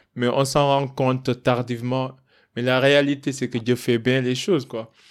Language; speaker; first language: French; non-native, local second language; Wolof